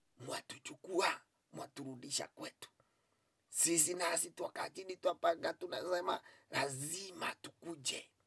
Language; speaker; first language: Swahili; non-native, local second language; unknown